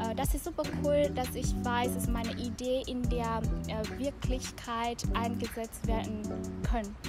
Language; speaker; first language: German; non-native, fluent; Vietnamese